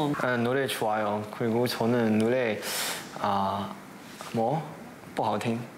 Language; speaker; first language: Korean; non-native, learner; Chinese